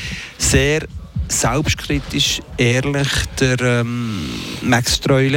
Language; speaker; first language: German; native; German